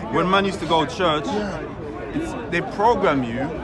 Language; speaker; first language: English; native; English